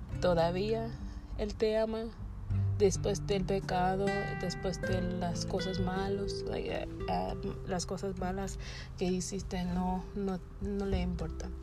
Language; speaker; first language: Spanish; non-native, learner; English